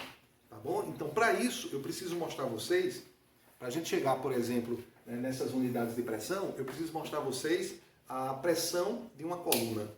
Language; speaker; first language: Portuguese; native; Portuguese